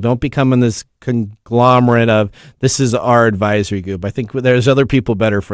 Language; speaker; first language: English; native; English